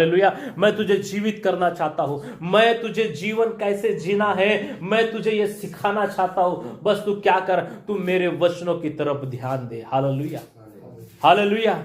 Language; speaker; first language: Hindi; non-native, local second language; Marathi